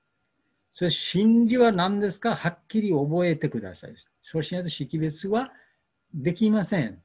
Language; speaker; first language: Japanese; non-native, learner; Bangla